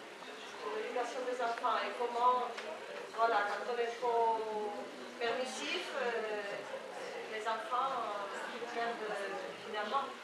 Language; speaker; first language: French; non-native, fluent; Spanish